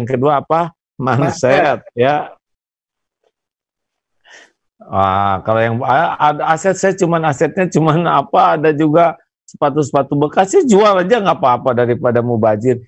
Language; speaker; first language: Indonesian; non-native, local second language; Sundanese